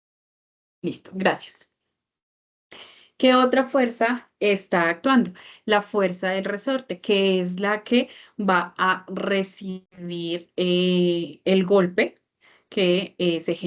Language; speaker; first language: Spanish; native; Spanish